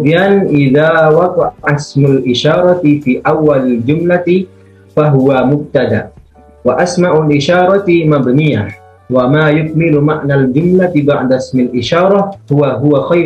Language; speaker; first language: Arabic; non-native, learner; Indonesian